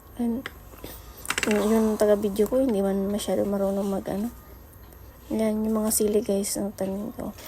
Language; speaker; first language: Filipino; native; Filipino